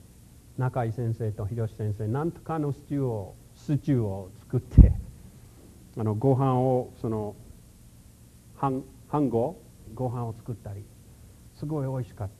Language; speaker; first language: Japanese; non-native, fluent; English